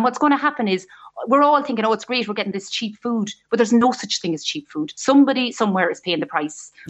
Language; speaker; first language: English; native; English